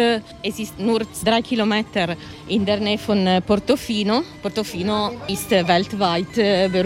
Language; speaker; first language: German; non-native, learner; Italian